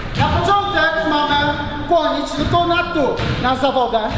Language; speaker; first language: Polish; non-native, learner; Japanese